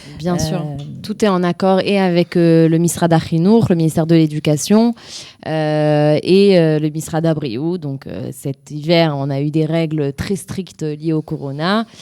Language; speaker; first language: French; native; French